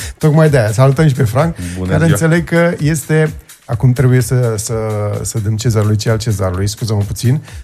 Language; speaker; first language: Romanian; native; Romanian